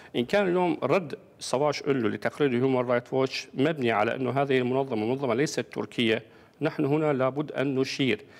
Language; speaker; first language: Arabic; native; Arabic